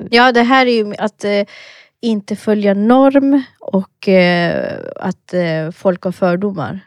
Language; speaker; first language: Swedish; early bilingual, other home language; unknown